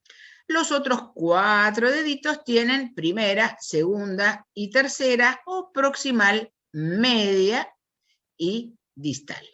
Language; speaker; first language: Spanish; native; Spanish